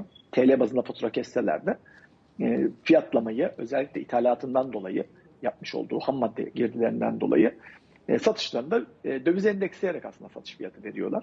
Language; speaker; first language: Turkish; native; Turkish